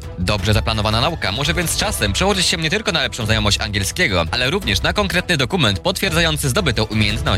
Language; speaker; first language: Polish; native; Polish